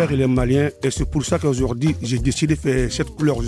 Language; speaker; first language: French; early bilingual, other home language; Soninke